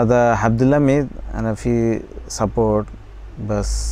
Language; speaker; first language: Arabic; non-native, learner; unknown